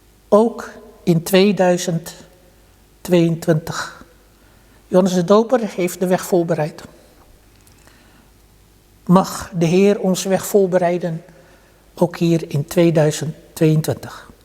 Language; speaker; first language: Dutch; early bilingual, other home language; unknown